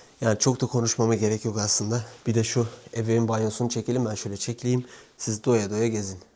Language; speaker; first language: Turkish; native; Turkish